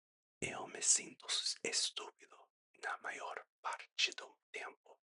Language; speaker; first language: Portuguese; non-native, learner; English